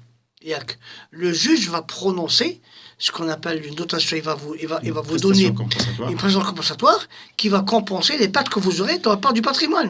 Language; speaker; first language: French; non-native, local second language; Arabic